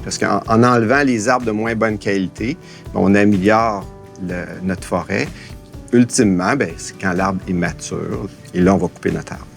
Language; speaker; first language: French; native; French